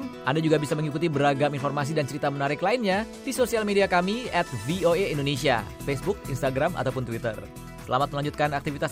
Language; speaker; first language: Indonesian; native; Indonesian